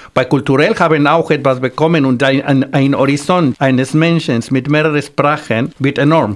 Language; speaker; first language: German; non-native, fluent; Spanish